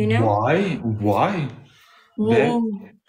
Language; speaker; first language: English; non-native, learner; Albanian